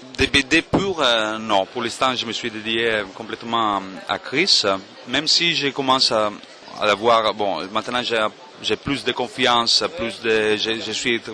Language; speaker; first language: French; non-native, fluent; Italian